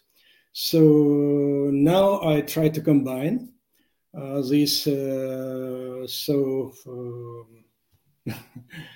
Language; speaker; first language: English; non-native, fluent; Uzbek